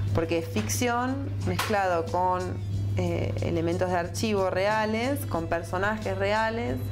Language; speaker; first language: Spanish; early bilingual, heritage; Spanish